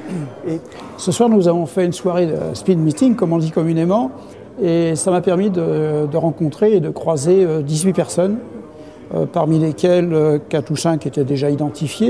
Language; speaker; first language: French; native; French